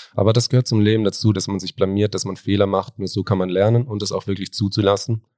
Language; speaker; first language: German; native; German